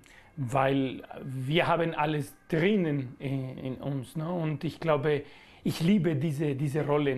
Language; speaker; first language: German; non-native, learner; Spanish